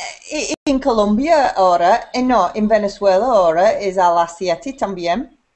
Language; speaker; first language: Spanish; non-native, learner; English